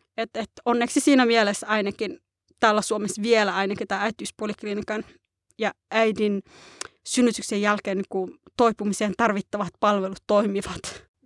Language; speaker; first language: Finnish; early bilingual, other home language; Somali